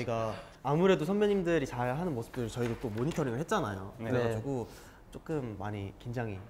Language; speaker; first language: Korean; native; Korean